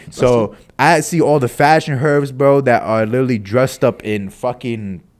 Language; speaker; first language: English; native; English